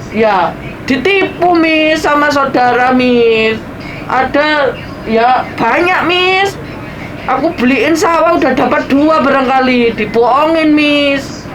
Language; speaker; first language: Indonesian; non-native, local second language; Javanese